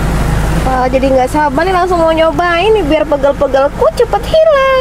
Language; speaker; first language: Indonesian; native; Indonesian